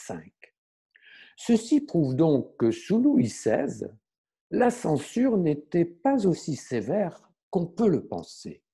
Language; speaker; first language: French; native; French